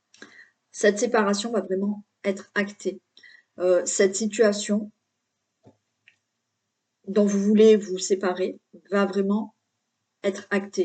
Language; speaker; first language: French; native; French